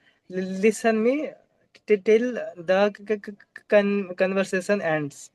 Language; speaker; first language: English; non-native, local second language; Hindi